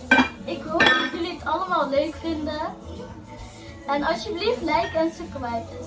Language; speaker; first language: Dutch; early bilingual, other home language; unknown